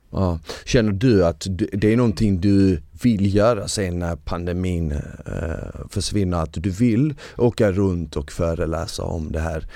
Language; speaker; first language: Swedish; early bilingual, other home language; Bosnian